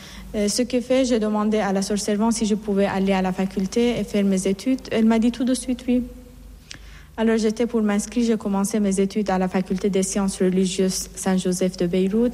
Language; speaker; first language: French; non-native, fluent; Assyrian Neo-Aramaic